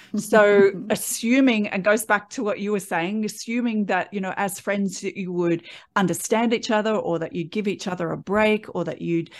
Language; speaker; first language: English; native; English